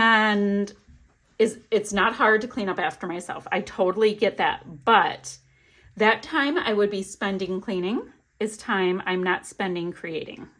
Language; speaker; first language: English; native; English